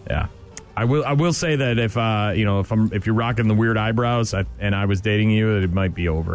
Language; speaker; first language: English; native; English